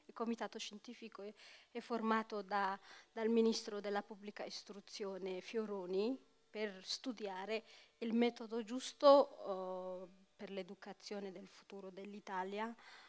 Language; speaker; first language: Italian; non-native, fluent; Tigrinya